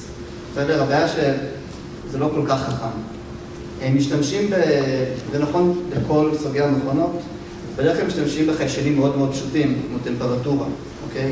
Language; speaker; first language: Hebrew; native; Hebrew